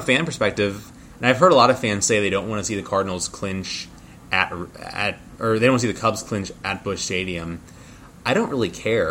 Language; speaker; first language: English; native; English